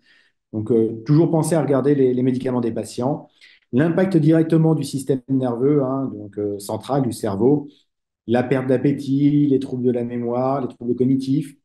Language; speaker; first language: French; native; French